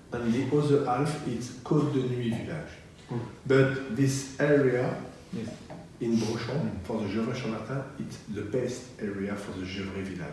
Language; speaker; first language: English; non-native, learner; French